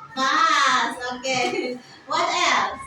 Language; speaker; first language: English; non-native, learner; Indonesian